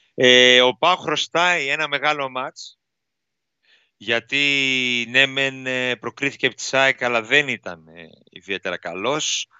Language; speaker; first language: Greek; native; Greek